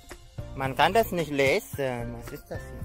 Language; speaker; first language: German; non-native, fluent; Indonesian